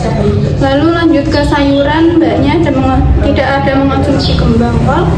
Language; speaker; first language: Indonesian; native; Indonesian